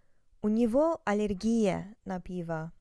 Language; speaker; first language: Russian; non-native, fluent; English